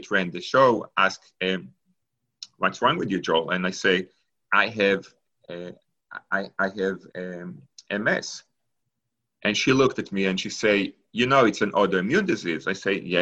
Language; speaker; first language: English; non-native, fluent; Hebrew